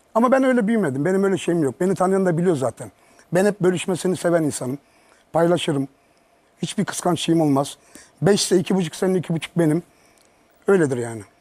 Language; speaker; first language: Turkish; early bilingual, heritage; Turkish